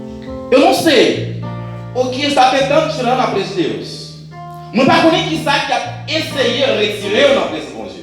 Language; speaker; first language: Portuguese; non-native, learner; Haitian Creole